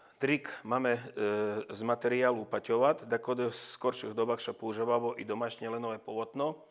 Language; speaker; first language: Slovak; non-native, local second language; Rusyn